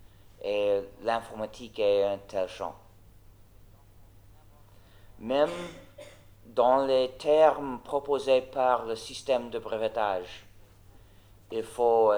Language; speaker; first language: French; non-native, fluent; English